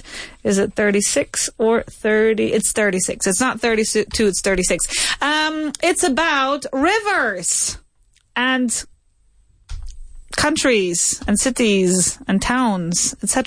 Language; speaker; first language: English; non-native, fluent; Spanish